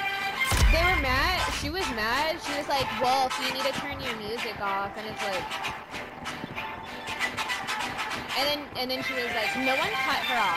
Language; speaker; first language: English; native; English